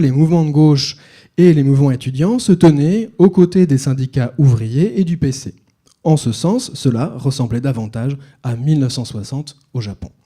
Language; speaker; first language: French; native; French